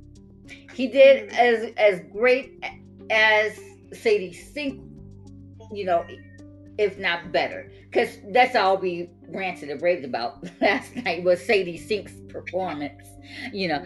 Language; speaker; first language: English; native; English